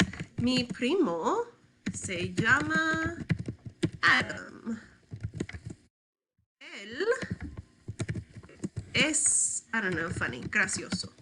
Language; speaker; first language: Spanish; non-native, fluent; English